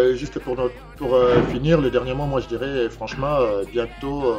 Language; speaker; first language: French; non-native, local second language; Lingala